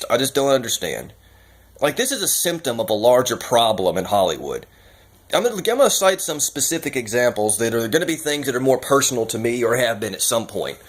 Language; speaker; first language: English; native; English